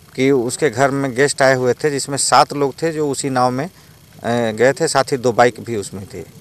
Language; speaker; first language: Hindi; native; Hindi